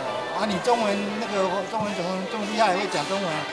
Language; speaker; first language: Chinese; native; Chinese